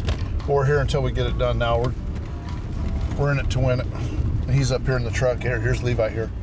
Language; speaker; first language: English; native; English